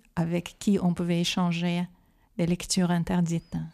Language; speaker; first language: French; non-native, fluent; Russian